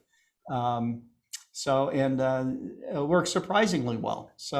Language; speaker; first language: English; native; English